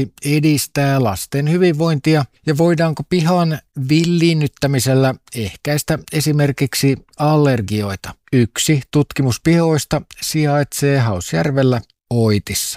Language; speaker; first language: Finnish; native; Finnish